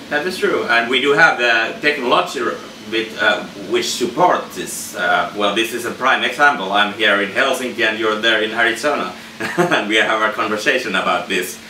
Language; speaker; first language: English; non-native, fluent; Finnish